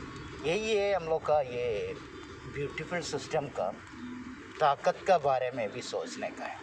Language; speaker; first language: Hindi; non-native, local second language; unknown